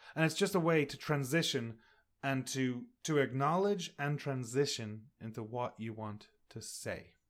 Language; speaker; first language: English; native; English